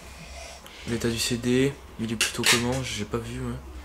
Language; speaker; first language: French; native; French